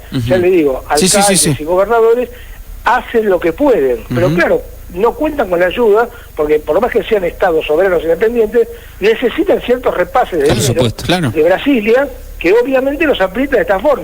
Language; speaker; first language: Spanish; native; Spanish